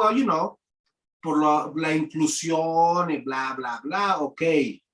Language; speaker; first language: Spanish; native; Spanish